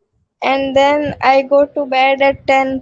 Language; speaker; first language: English; non-native, learner; Hindi